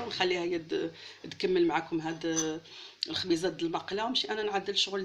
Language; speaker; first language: Arabic; native; Arabic